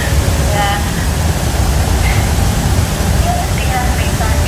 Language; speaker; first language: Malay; non-native, local second language; Javanese